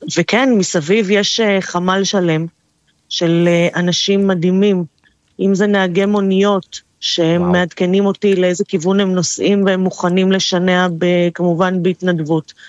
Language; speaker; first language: Hebrew; early bilingual, other home language; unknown